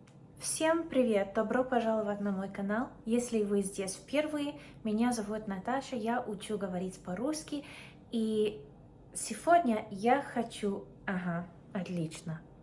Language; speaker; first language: Russian; non-native, fluent; English